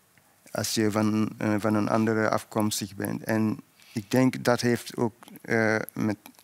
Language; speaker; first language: Dutch; non-native, fluent; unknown